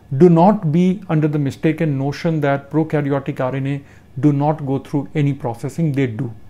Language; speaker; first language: English; non-native, local second language; Hindi